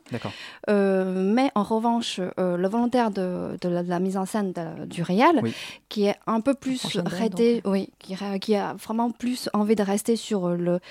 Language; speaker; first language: French; non-native, fluent; Chinese